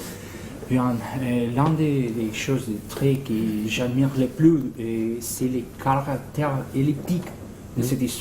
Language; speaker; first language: French; non-native, fluent; Spanish